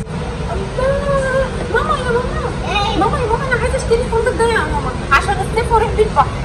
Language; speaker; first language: Arabic; native; Arabic